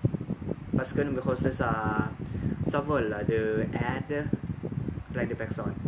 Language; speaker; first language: French; non-native, learner; Thai